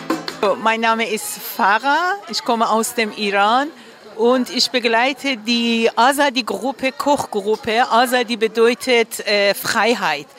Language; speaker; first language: German; non-native, learner; Persian